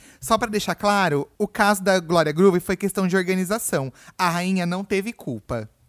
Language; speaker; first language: Portuguese; native; Portuguese